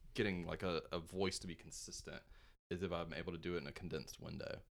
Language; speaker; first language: English; native; English